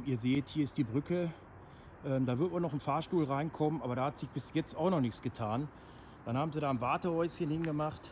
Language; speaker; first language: German; native; German